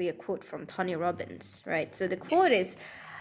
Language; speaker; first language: English; non-native, local second language; Malay